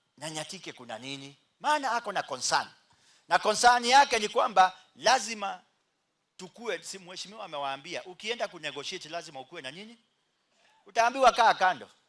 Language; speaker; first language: Swahili; native; Swahili